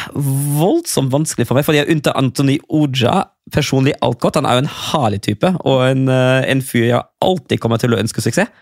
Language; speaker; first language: Norwegian; non-native, fluent; German